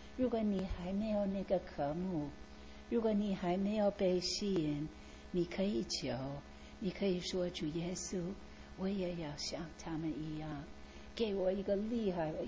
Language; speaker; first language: Chinese; non-native, fluent; English